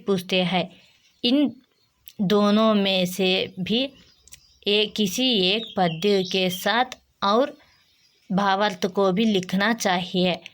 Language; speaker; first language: Hindi; non-native, local second language; Telugu